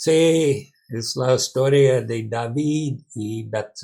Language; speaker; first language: Spanish; non-native, learner; English